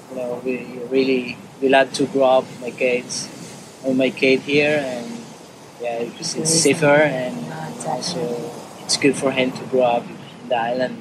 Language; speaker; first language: English; non-native, local second language; Surigaonon